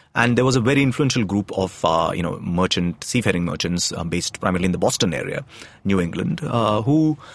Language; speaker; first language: English; non-native, local second language; Tamil